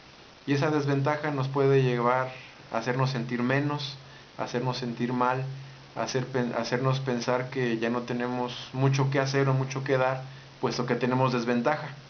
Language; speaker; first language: Spanish; native; Spanish